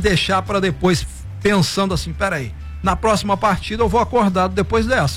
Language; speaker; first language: Portuguese; native; Portuguese